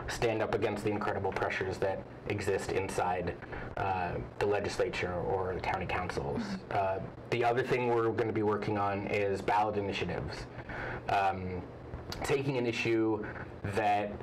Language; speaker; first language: English; native; English